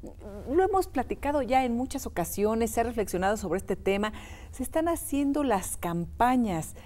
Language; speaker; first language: Spanish; native; Spanish